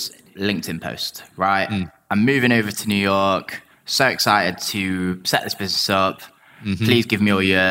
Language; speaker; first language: English; native; English